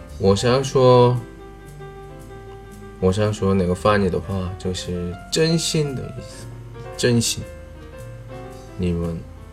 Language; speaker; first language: Chinese; non-native, learner; Korean